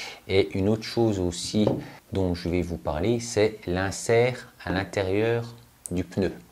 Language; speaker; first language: French; native; French